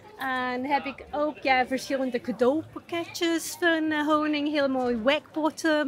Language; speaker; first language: Dutch; non-native, fluent; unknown